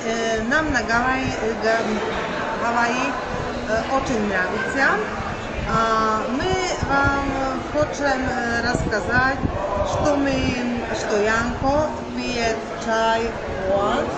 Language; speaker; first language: Russian; non-native, learner; Slovak